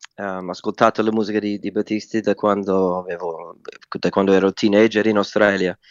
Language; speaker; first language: Italian; non-native, fluent; English